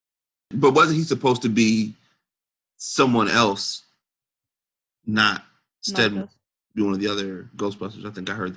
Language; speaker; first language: English; native; English